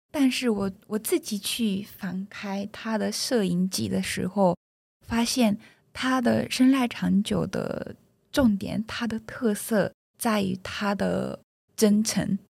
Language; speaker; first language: Chinese; non-native, fluent; Japanese